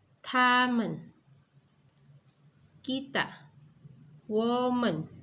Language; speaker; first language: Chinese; non-native, learner; Indonesian